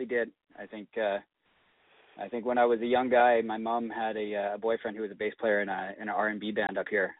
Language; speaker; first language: English; native; English